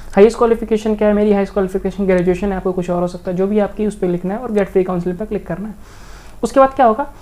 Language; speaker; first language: Hindi; native; Hindi